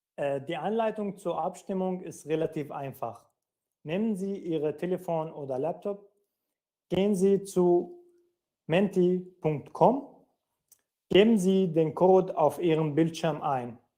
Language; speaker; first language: German; non-native, fluent; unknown